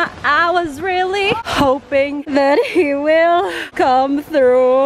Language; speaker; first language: English; non-native, fluent; Filipino